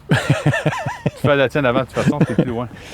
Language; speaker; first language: French; native; French